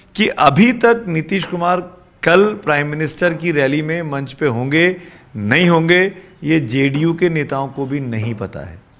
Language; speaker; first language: Hindi; native; Hindi